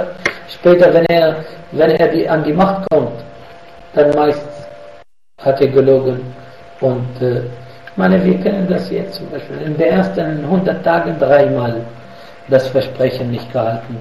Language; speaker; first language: German; non-native, fluent; Arabic